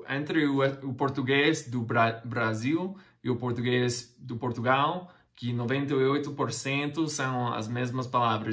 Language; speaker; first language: Portuguese; non-native, fluent; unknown